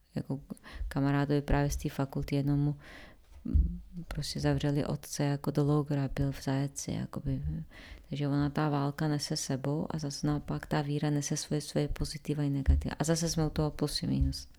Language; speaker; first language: Czech; non-native, fluent; Bosnian